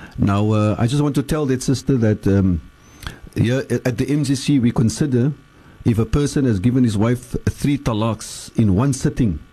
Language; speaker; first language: English; early bilingual, other home language; Afrikaans